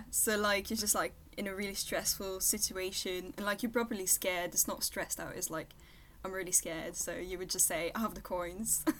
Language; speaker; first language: English; non-native, fluent; French